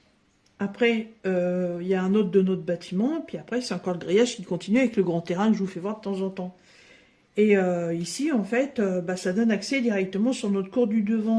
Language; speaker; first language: French; native; French